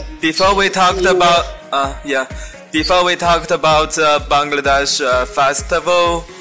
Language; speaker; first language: English; non-native, fluent; Chinese